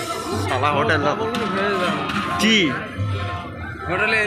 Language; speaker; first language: Hindi; non-native, local second language; Bangla